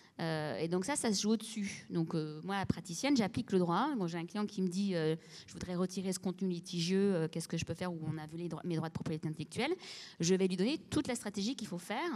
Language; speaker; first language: French; native; French